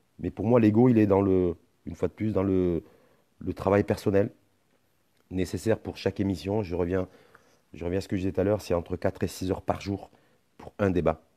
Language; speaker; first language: French; non-native, local second language; Arabic